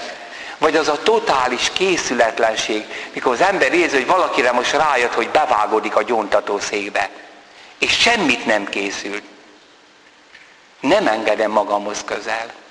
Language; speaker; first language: Hungarian; native; Hungarian